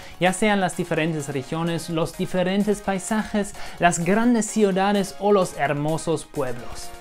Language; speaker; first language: Spanish; non-native, fluent; German